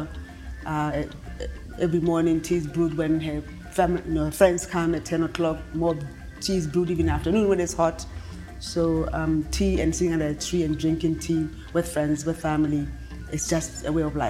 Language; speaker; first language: English; non-native, local second language; Tswana